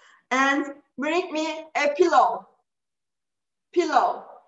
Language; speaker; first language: English; non-native, fluent; Turkish